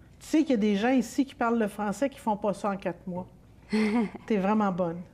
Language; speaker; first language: French; native; French